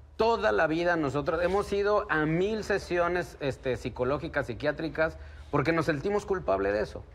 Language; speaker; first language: Spanish; native; Spanish